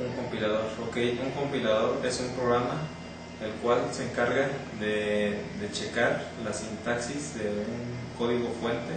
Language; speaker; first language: Spanish; native; Spanish